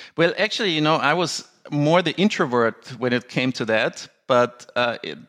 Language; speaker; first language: English; non-native, fluent; German